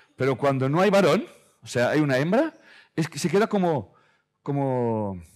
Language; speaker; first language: Spanish; native; Spanish